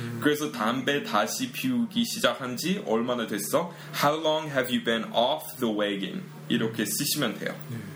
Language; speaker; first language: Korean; non-native, fluent; English